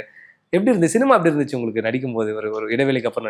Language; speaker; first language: Tamil; native; Tamil